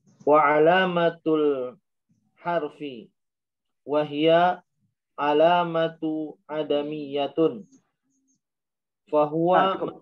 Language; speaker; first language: Arabic; non-native, learner; Indonesian